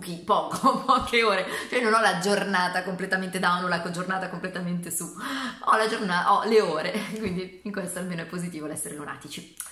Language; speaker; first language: Italian; native; Italian